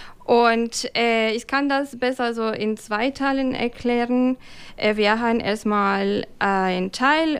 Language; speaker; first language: German; non-native, fluent; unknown